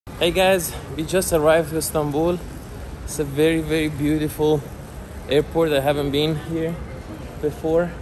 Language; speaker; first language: English; non-native, fluent; Persian